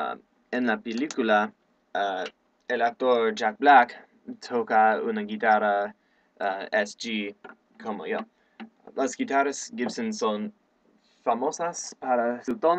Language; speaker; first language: Spanish; non-native, learner; English